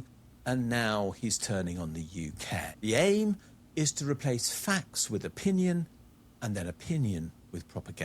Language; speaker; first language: English; native; English